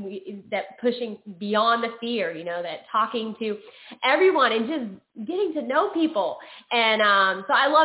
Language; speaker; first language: English; native; English